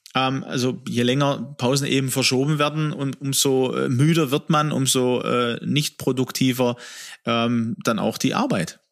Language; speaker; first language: German; native; German